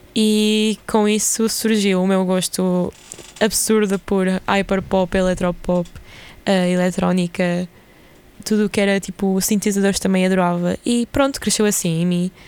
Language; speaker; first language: Portuguese; early bilingual, other home language; Ukrainian